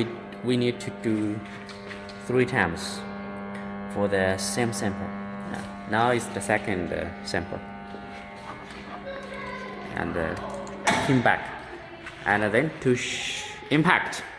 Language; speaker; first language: English; non-native, learner; Chinese